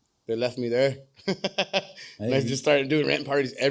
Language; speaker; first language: English; native; English